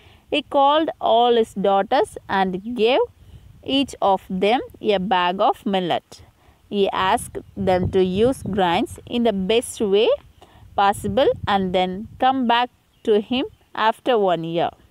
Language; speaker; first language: English; non-native, local second language; Tamil